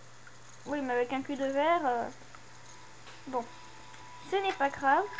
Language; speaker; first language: French; native; French